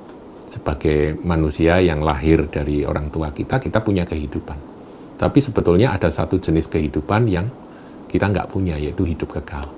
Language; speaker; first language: Indonesian; native; Indonesian